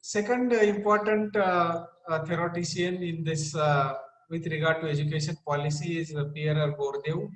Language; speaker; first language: English; non-native, local second language; Marathi